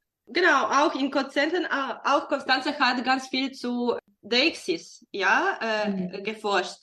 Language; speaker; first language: German; non-native, fluent; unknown